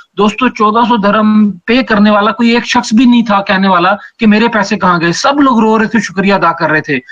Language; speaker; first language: Urdu; non-native, local second language; Punjabi